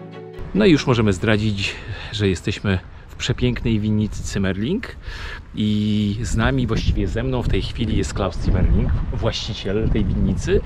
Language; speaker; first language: Polish; native; Polish